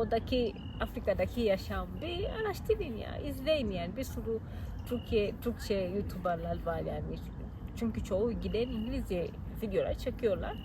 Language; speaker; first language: Turkish; non-native, fluent; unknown